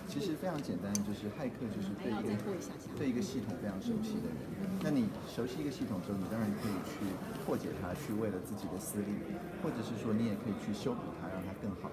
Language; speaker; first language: Chinese; native; Chinese